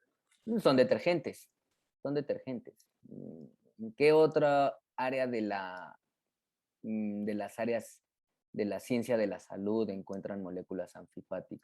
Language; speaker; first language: Spanish; native; Spanish